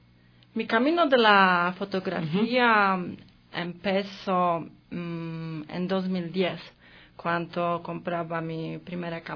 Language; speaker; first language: Spanish; non-native, learner; Polish